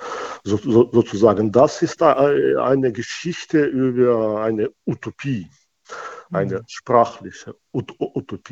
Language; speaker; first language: German; non-native, fluent; Russian